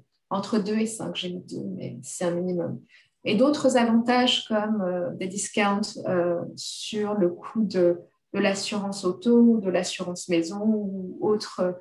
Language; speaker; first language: French; native; French